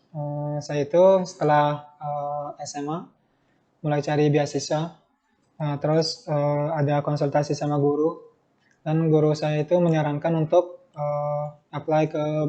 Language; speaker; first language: Indonesian; non-native, fluent; Turkmen